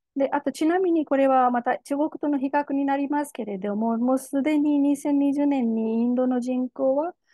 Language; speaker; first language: Japanese; non-native, fluent; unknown